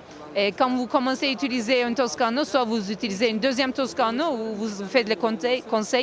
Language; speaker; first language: French; non-native, learner; Turkish